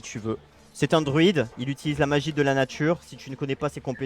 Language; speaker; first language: French; native; French